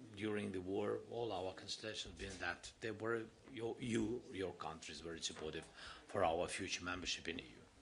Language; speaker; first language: English; non-native, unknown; Ukrainian